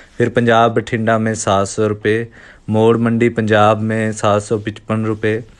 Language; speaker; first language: Hindi; non-native, local second language; Punjabi